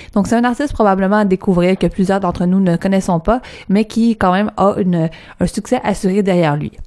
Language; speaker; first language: French; native; French